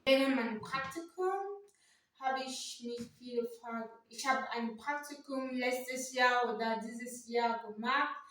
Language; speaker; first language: German; non-native, learner; French